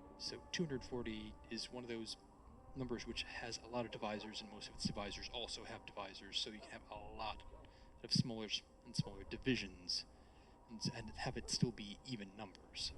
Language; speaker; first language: English; native; English